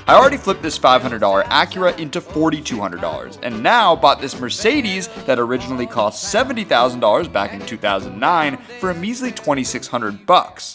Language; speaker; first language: English; native; English